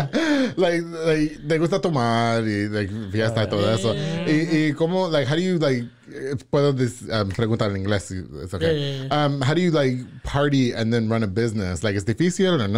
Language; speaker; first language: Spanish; early bilingual, heritage; English